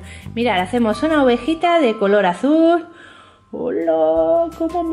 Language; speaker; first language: Spanish; native; Spanish